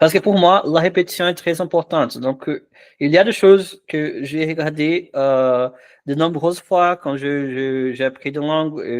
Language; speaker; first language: French; non-native, fluent; Portuguese